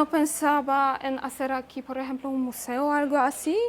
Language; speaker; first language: Spanish; non-native, fluent; Polish